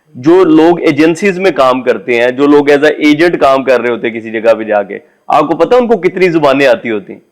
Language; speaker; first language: Urdu; non-native, local second language; Punjabi